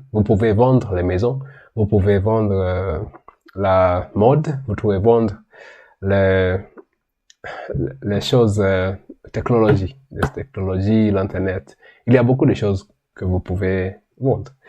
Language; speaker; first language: French; non-native, learner; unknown